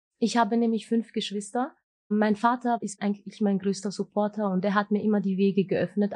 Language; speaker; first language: German; early bilingual, other home language; Turkish